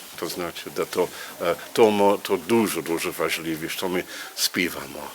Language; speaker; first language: Polish; non-native, learner; English